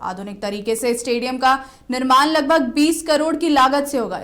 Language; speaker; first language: Hindi; native; Hindi